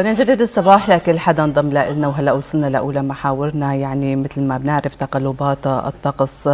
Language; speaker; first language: Arabic; native; Arabic